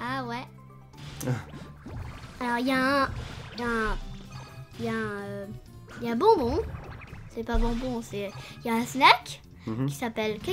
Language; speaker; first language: French; non-native, learner; Japanese